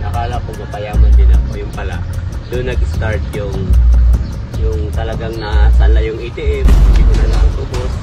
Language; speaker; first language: Filipino; non-native, local second language; Masbatenyo